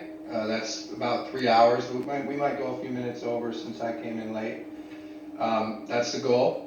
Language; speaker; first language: English; native; English